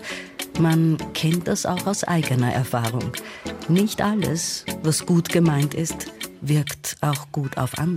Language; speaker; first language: German; native; German